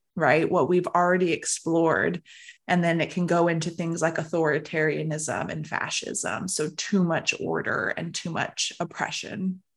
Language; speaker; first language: English; native; English